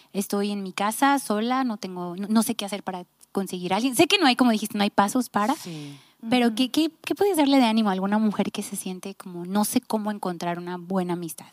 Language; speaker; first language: Spanish; native; Spanish